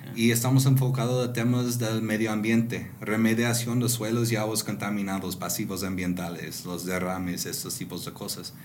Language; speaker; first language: Spanish; non-native, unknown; English